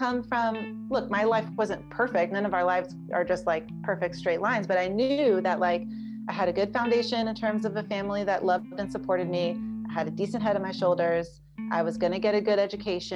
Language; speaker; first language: English; native; English